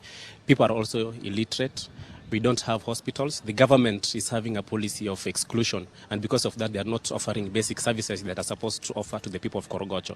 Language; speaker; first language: English; non-native, local second language; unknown